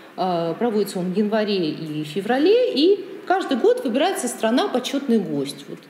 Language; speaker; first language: Russian; native; Russian